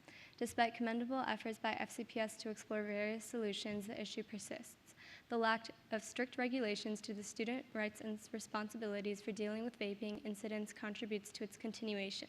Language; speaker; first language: English; native; English